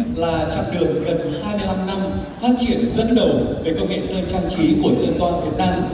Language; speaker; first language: Vietnamese; native; Vietnamese